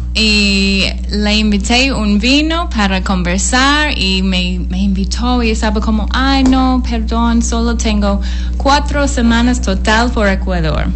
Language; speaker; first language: Spanish; non-native, learner; English